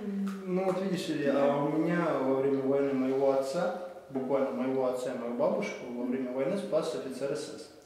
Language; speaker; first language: Russian; native; Russian